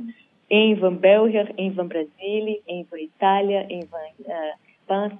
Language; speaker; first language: Dutch; non-native, learner; Portuguese